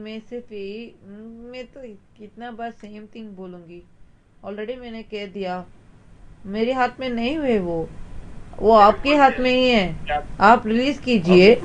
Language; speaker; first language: Hindi; non-native, local second language; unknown